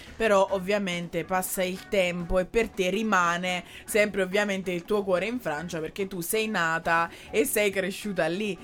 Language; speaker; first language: Italian; native; Italian